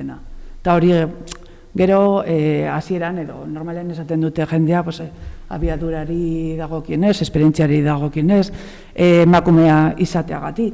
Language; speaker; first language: Basque; non-native, local second language; Spanish